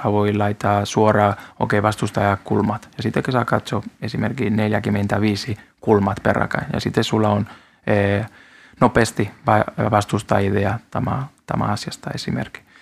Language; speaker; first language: Finnish; non-native, learner; Spanish